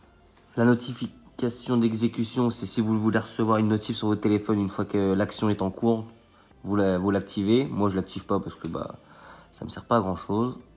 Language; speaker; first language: French; native; French